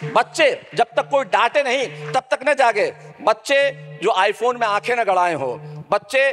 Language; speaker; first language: Hindi; native; Hindi